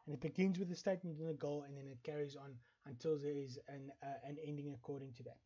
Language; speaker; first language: English; non-native, local second language; Afrikaans